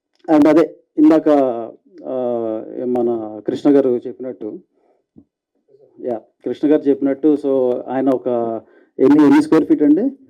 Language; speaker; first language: Telugu; native; Telugu